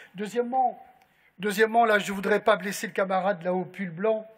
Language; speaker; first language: French; native; French